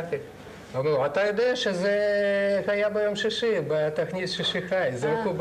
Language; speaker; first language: Hebrew; non-native, learner; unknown